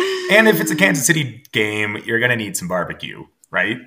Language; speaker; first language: English; native; English